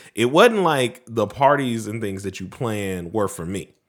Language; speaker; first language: English; native; English